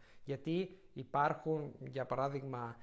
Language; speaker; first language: Greek; non-native, fluent; Italian